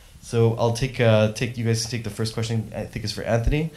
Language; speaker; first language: English; native; English